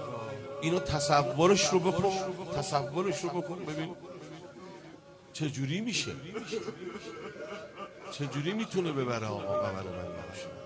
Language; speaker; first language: Persian; native; Persian